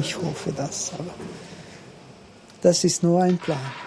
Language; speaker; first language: German; non-native, learner; Hungarian